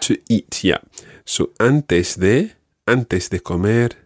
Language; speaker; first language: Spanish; non-native, fluent; English